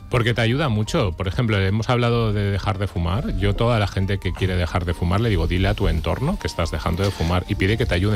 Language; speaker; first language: Spanish; native; Spanish